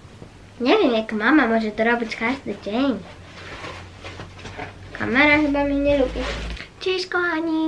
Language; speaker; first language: Polish; early bilingual, heritage; Polish